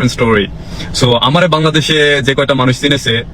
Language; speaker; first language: Bangla; non-native, fluent; English